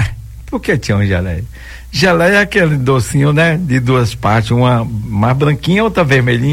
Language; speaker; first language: Portuguese; native; Portuguese